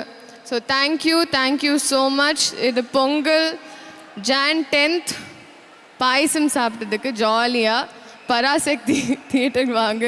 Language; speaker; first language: Tamil; non-native, learner; Telugu